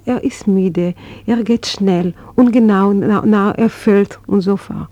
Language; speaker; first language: German; non-native, learner; Hebrew